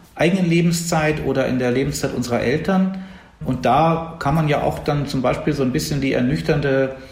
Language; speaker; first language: German; native; German